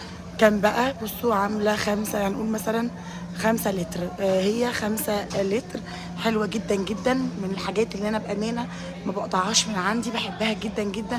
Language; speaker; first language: Arabic; native; Arabic